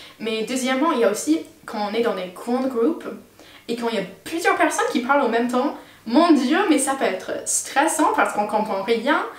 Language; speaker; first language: French; non-native, fluent; English